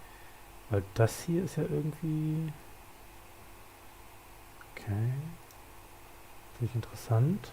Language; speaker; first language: German; native; German